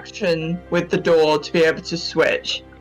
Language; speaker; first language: English; native; English